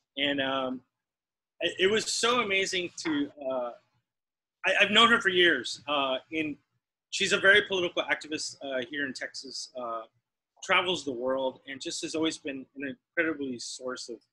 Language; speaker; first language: English; native; English